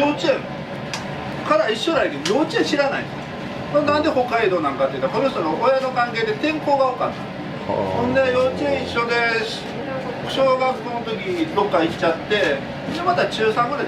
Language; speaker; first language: Japanese; native; Japanese